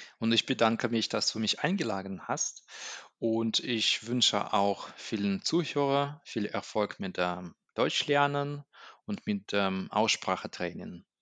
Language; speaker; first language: German; non-native, fluent; Russian